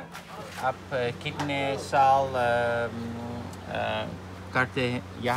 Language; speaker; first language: Hindi; non-native, learner; Dutch